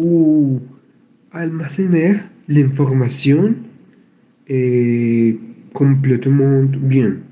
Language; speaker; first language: French; non-native, learner; Spanish